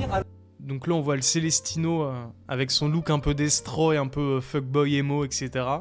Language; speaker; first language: French; native; French